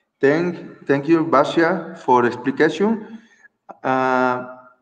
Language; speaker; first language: English; non-native, learner; Spanish